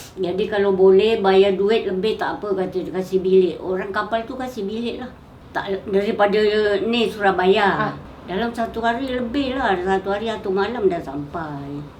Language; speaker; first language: Malay; non-native, local second language; Madurese